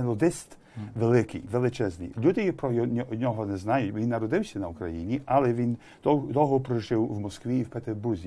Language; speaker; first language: Ukrainian; early bilingual, heritage; English